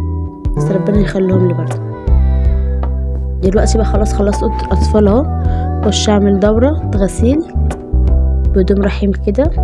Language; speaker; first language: Arabic; native; Arabic